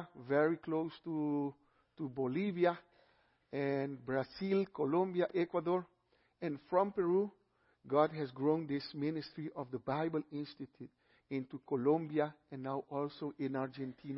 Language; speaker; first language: English; non-native, fluent; Papiamento